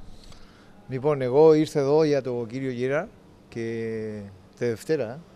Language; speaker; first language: Greek; non-native, learner; Spanish